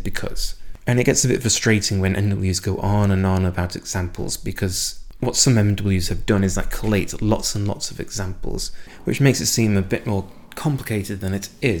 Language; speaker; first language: English; native; English